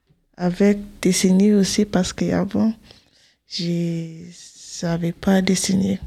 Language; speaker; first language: French; non-native, learner; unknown